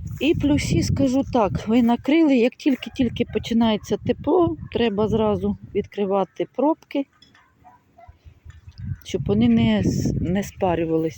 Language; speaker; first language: Ukrainian; native; Ukrainian